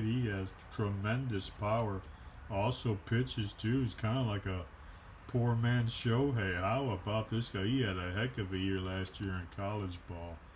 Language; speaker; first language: English; native; English